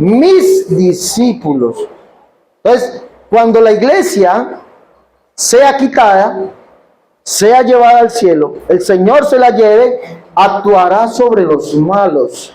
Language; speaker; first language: Spanish; native; Spanish